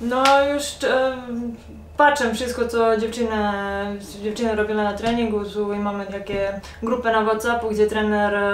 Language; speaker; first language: Polish; non-native, learner; Serbian